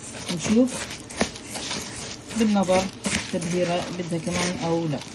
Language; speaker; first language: Arabic; native; Arabic